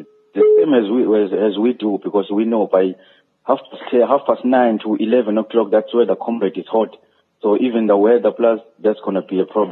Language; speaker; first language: English; non-native, local second language; Zulu